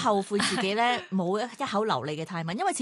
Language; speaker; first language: Cantonese; native; Cantonese